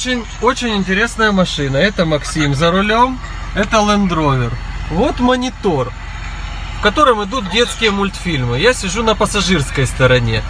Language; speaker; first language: Russian; native; Russian